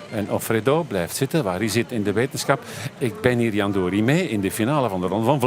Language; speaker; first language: Dutch; native; Dutch